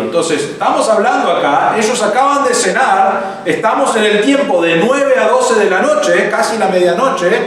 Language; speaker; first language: Spanish; native; Spanish